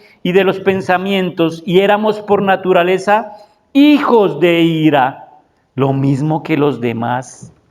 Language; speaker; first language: Spanish; native; Spanish